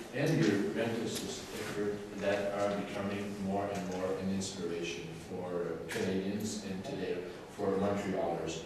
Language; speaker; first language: English; non-native, fluent; French